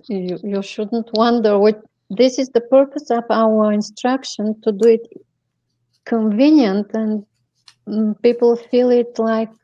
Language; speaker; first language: English; non-native, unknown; Bulgarian